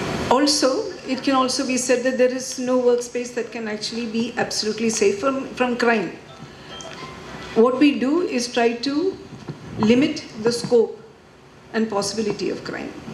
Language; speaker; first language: English; non-native, local second language; Malayalam